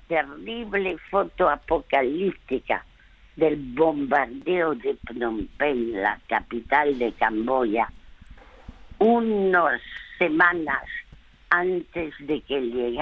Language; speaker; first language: Spanish; early bilingual, other home language; French